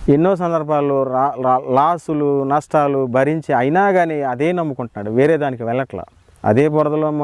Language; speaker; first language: Telugu; native; Telugu